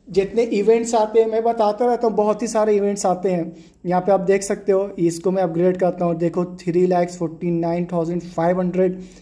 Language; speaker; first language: Hindi; native; Hindi